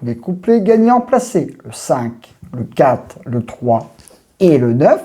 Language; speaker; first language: French; native; French